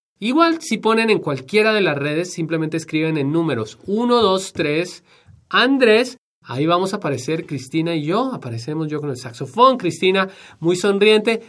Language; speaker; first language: Spanish; native; Spanish